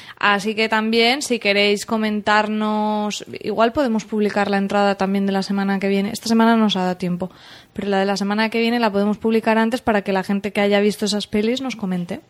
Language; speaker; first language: Spanish; native; Spanish